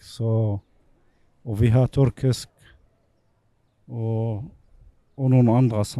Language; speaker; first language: Danish; non-native, fluent; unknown